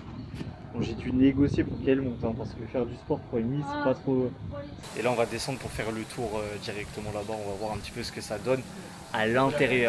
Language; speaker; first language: French; native; French